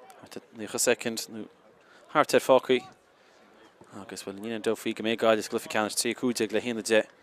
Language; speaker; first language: Irish; native; Irish